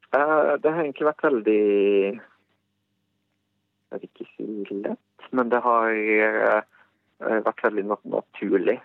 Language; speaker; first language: Norwegian; early bilingual, other home language; Bosnian